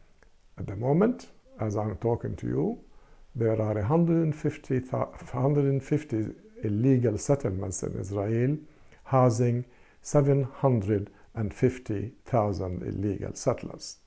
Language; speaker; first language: English; non-native, fluent; Arabic